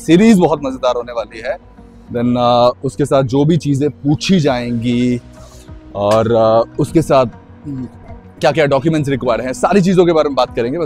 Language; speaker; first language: Hindi; native; Hindi